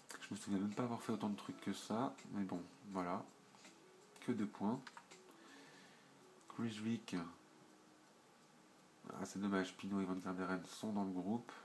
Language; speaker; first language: French; native; French